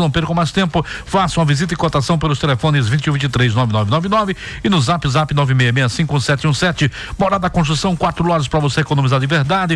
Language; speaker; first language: Portuguese; native; Portuguese